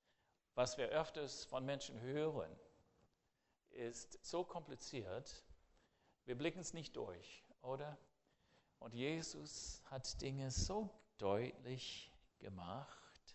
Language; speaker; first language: German; non-native, fluent; English